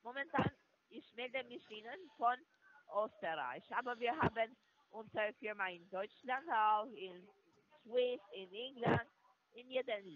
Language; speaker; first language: German; non-native, learner; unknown